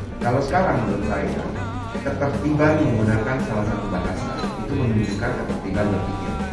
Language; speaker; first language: Indonesian; non-native, local second language; Minangkabau